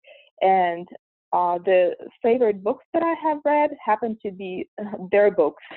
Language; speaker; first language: English; non-native, fluent; Russian